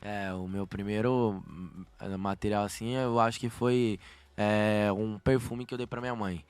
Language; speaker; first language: Portuguese; native; Portuguese